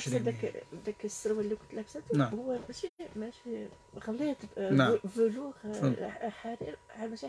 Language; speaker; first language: Arabic; native; Arabic